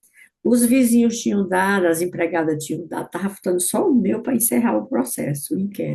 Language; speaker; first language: Portuguese; native; Portuguese